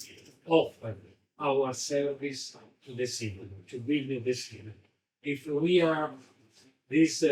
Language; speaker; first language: English; non-native, learner; Italian